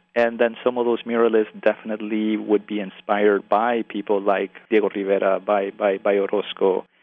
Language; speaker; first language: English; early bilingual, other home language; Spanish